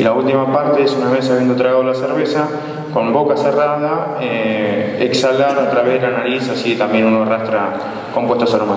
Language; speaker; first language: Spanish; native; Spanish